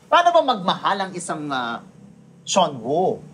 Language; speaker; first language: Filipino; native; Filipino